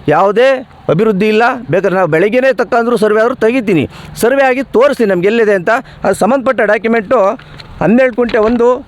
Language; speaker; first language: Kannada; native; Kannada